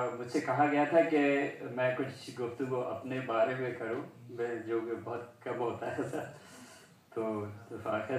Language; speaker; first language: Urdu; early bilingual, heritage; Urdu